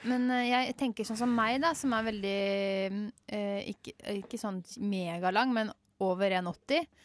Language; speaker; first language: Norwegian; native; Norwegian